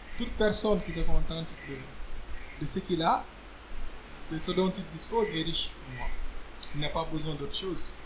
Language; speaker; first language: French; non-native, local second language; Wolof